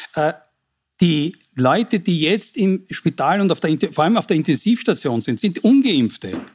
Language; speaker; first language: German; native; German